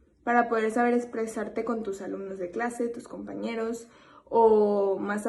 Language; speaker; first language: Spanish; native; Spanish